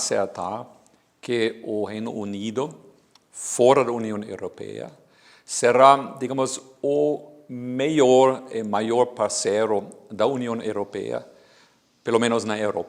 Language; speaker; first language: Portuguese; non-native, fluent; German